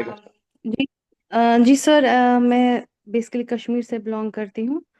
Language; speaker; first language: Hindi; non-native, local second language; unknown